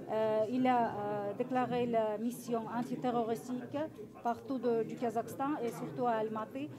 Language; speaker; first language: French; non-native, fluent; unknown